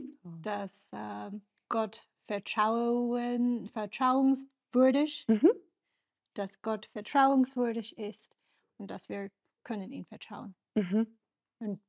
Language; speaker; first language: German; non-native, learner; English